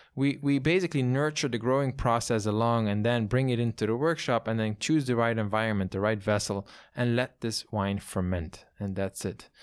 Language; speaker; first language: English; non-native, fluent; Dutch